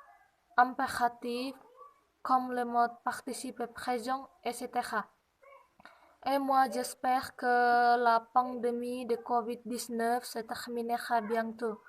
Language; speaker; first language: French; non-native, learner; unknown